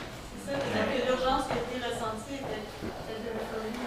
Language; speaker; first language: French; native; French